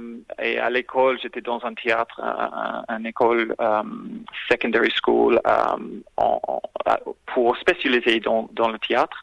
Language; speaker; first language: French; non-native, fluent; English